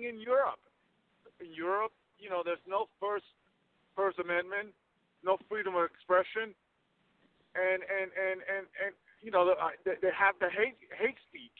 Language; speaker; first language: English; native; English